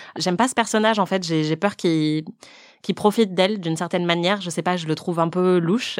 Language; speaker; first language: French; native; French